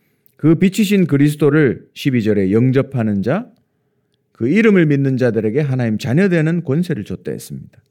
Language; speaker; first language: Korean; native; Korean